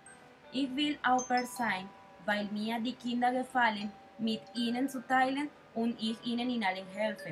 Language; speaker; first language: German; non-native, learner; Spanish